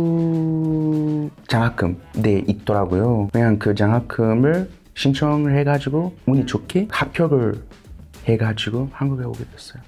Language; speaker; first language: Korean; non-native, fluent; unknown